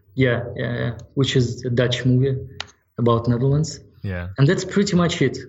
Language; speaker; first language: English; non-native, fluent; Ukrainian